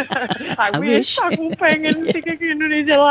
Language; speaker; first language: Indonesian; non-native, fluent; English